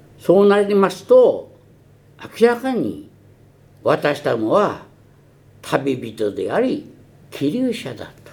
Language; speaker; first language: Japanese; early bilingual, heritage; Japanese